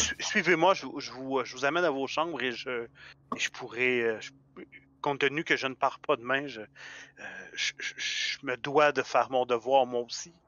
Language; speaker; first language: French; native; French